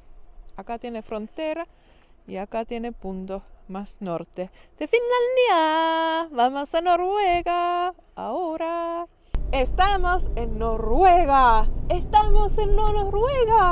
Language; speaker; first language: Spanish; non-native, learner; Finnish